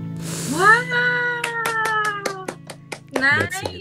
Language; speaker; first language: English; non-native, learner; Thai